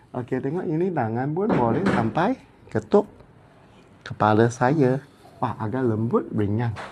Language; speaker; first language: Malay; non-native, local second language; Cantonese